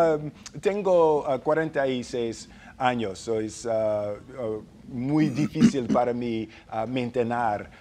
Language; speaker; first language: Spanish; non-native, learner; English